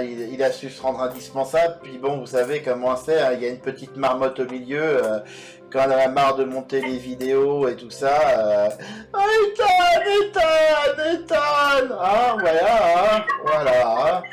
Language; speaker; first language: French; native; French